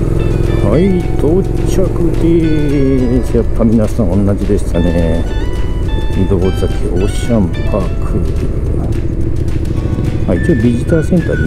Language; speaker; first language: Japanese; native; Japanese